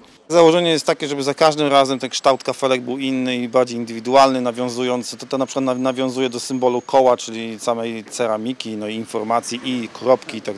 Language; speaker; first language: Polish; native; Polish